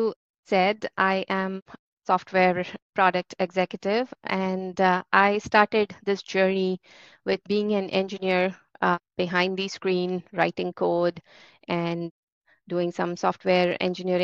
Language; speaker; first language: English; non-native, local second language; Hindi